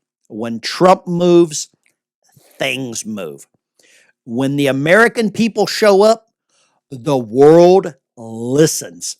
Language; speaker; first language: English; native; English